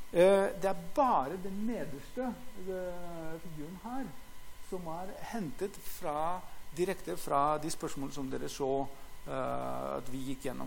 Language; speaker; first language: Norwegian; non-native, fluent; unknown